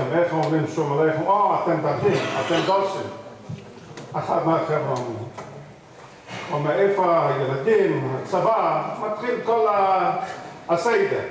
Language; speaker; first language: Hebrew; non-native, fluent; English